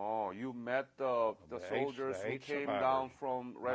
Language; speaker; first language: English; non-native, fluent; Korean